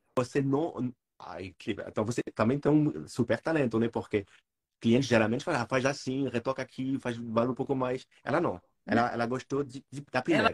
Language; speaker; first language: Portuguese; non-native, fluent; French